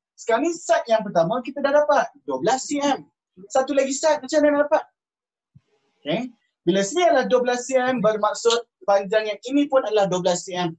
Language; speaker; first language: Malay; native; Malay